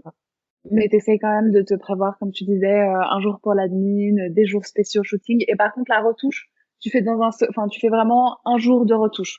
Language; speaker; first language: French; native; French